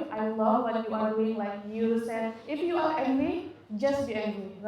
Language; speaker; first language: English; non-native, fluent; Indonesian